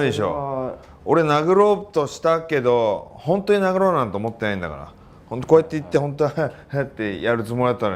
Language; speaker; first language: Japanese; native; Japanese